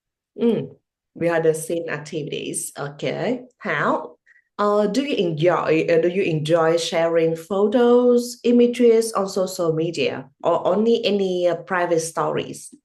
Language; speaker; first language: English; non-native, learner; Vietnamese